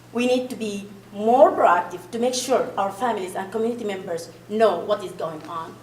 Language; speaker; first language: English; non-native, fluent; Arabic